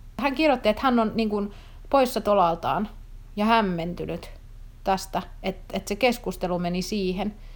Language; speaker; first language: Finnish; native; Finnish